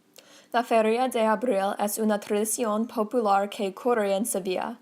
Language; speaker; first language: Spanish; non-native, learner; English